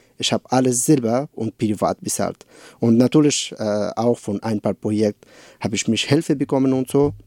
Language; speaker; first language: German; non-native, learner; Persian